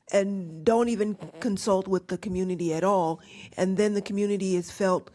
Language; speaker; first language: English; native; English